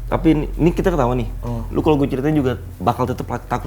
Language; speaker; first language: Indonesian; native; Indonesian